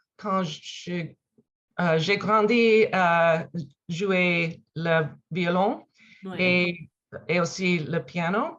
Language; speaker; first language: French; non-native, learner; English